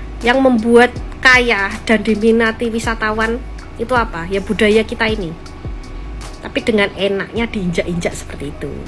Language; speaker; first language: Indonesian; native; Indonesian